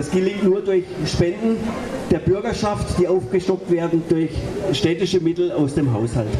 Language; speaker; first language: German; native; German